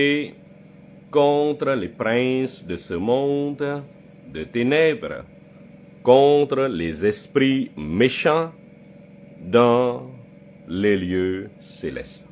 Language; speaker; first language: French; non-native, fluent; Khmer